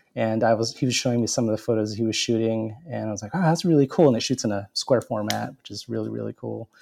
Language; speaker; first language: English; native; English